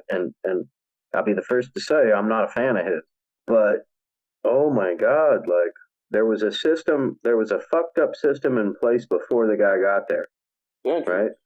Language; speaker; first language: English; native; English